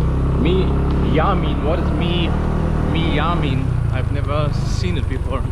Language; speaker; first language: English; non-native, fluent; German